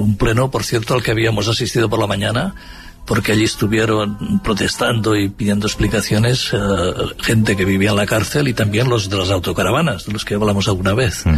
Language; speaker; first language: Spanish; native; Spanish